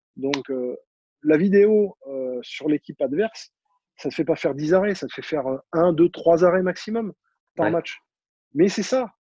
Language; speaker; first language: French; native; French